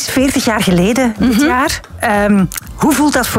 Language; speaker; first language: Dutch; native; Dutch